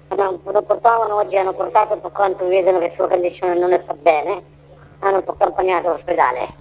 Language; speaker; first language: Italian; non-native, learner; Bangla